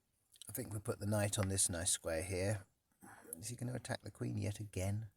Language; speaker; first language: English; native; English